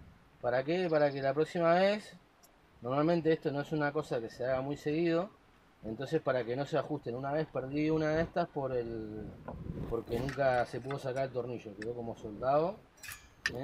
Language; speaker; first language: Spanish; native; Spanish